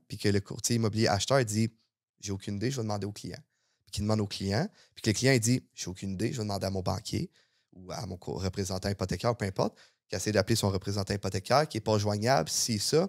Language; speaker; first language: French; native; French